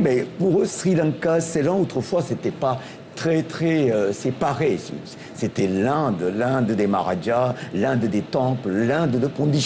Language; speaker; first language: French; non-native, local second language; Tamil